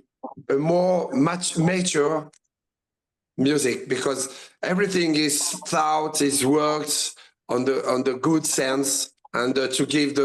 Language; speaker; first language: English; non-native, learner; French